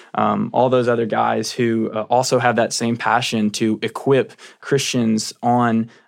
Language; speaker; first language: English; native; English